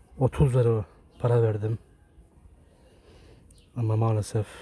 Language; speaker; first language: Turkish; early bilingual, heritage; Turkish